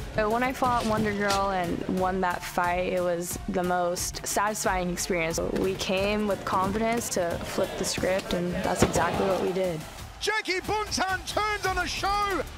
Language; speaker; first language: English; native; English